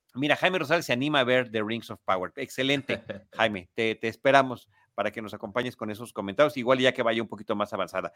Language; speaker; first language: Spanish; native; Spanish